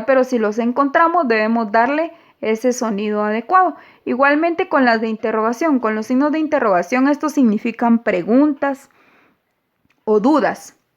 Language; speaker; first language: Spanish; native; Spanish